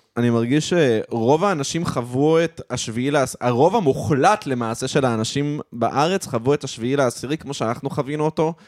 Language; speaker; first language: Hebrew; native; Hebrew